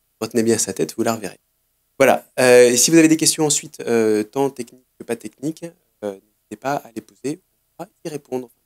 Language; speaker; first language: French; native; French